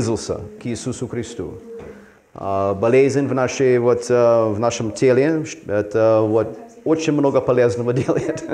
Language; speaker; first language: Russian; non-native, fluent; English